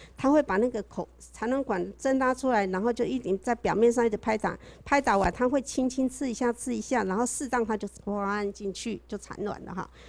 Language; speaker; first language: Chinese; native; Chinese